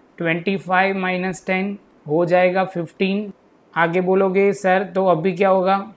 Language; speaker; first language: Hindi; non-native, local second language; Gujarati